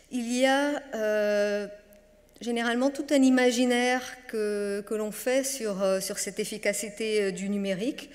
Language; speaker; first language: French; non-native, fluent; Portuguese